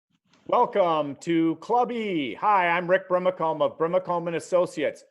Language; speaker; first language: English; native; English